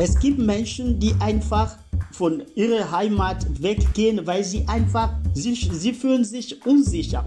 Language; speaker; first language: German; non-native, fluent; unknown